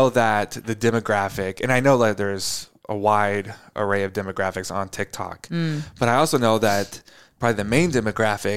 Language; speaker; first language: English; native; English